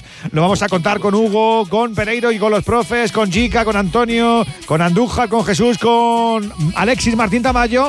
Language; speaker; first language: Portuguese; non-native, learner; Spanish